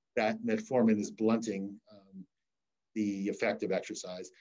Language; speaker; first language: English; native; English